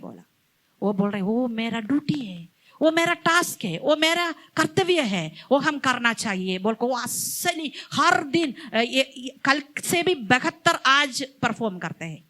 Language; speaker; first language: Hindi; non-native, local second language; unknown